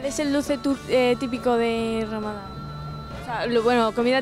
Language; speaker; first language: Spanish; native; Spanish